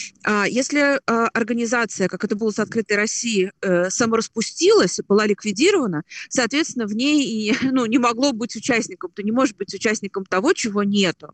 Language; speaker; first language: Russian; native; Russian